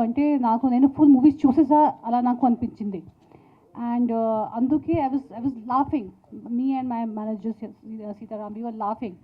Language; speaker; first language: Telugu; non-native, local second language; Hindi